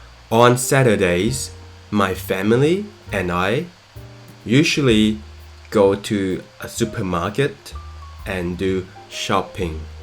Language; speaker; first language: English; non-native, fluent; Thai